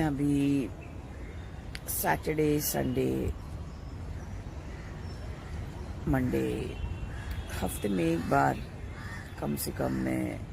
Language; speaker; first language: Hindi; native; Hindi